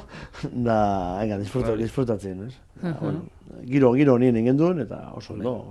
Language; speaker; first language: Basque; native; Basque